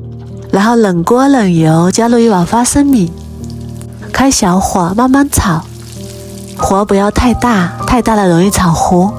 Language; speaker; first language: Chinese; native; Chinese